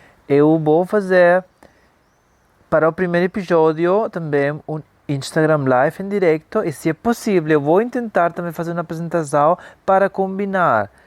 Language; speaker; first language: Portuguese; non-native, fluent; Spanish